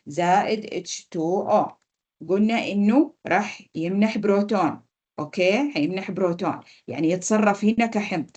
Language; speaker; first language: Arabic; native; Arabic